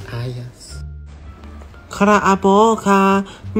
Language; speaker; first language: Portuguese; non-native, learner; Chinese